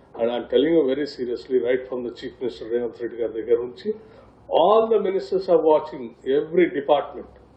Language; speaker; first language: English; non-native, local second language; Telugu